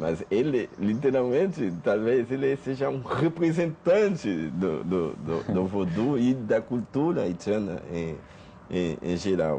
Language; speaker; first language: Portuguese; non-native, fluent; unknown